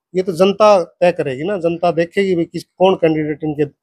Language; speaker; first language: Hindi; native; Hindi